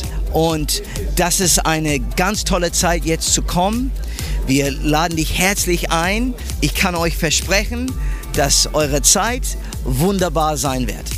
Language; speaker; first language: German; non-native, fluent; English